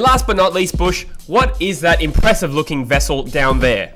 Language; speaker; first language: English; native; English